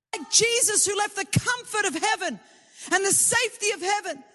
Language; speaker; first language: English; native; English